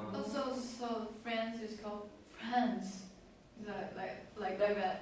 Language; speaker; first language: English; non-native, learner; Chinese